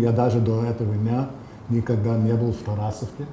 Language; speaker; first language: Russian; non-native, fluent; English